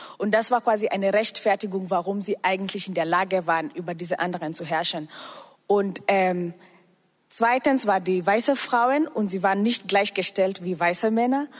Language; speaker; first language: German; non-native, fluent; Swahili